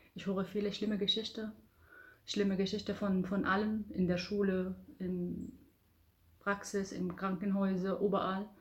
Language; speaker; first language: German; non-native, learner; Arabic